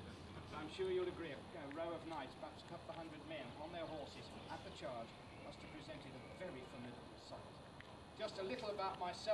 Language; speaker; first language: English; native; English